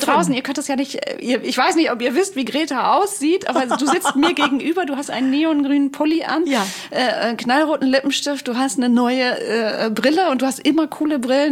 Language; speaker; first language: German; native; German